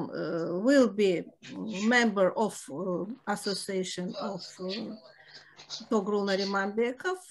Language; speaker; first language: English; non-native, learner; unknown